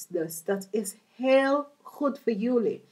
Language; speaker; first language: Dutch; non-native, learner; English